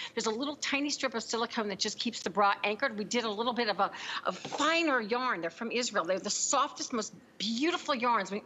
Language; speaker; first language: English; native; English